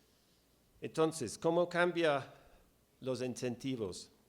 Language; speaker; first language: Spanish; non-native, fluent; English